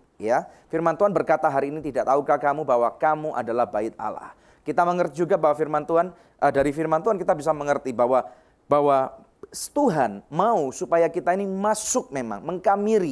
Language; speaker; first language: Indonesian; native; Indonesian